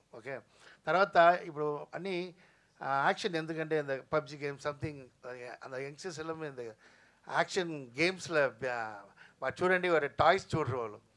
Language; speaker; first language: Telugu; non-native, fluent; Tamil